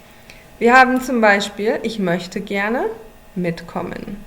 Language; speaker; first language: German; non-native, fluent; English